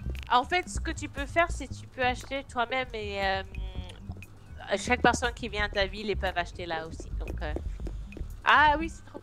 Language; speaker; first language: French; non-native, fluent; English